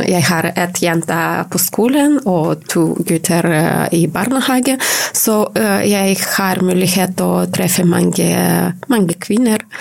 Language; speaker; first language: Norwegian; non-native, learner; Romanian